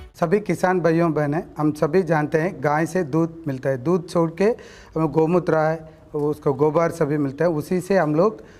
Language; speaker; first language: Hindi; non-native, local second language; Kannada